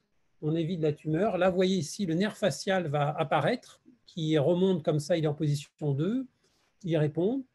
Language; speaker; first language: French; native; French